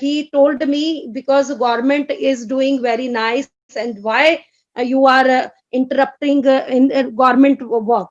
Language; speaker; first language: English; non-native, fluent; Hindi